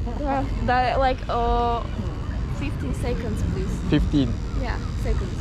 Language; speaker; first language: English; non-native, fluent; Slovak